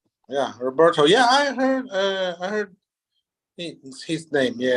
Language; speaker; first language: English; non-native, learner; Chinese